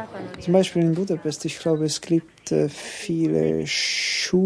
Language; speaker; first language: German; non-native, learner; Hungarian